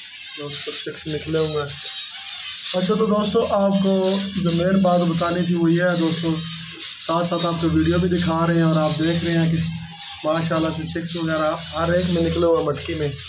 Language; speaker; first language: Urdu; non-native, local second language; Punjabi